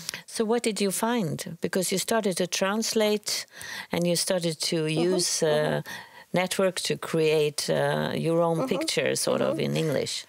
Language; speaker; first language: English; non-native, fluent; Swedish